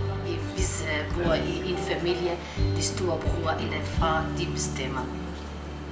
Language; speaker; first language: Danish; non-native, learner; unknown